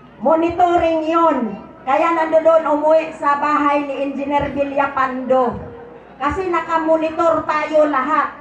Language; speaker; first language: Filipino; non-native, local second language; Cebuano